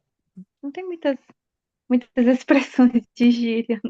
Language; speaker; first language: Portuguese; non-native, fluent; Spanish